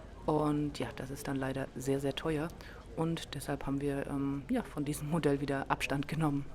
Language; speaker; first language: German; native; German